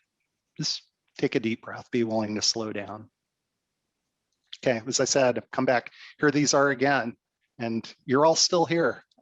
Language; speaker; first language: English; native; English